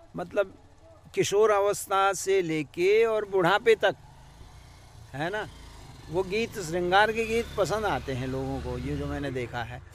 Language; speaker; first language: Hindi; non-native, local second language; Garhwali